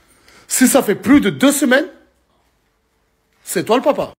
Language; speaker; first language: French; native; French